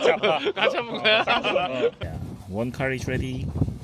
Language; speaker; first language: Korean; native; Korean